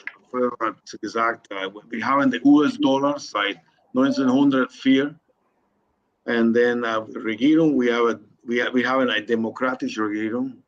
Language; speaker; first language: German; non-native, learner; Spanish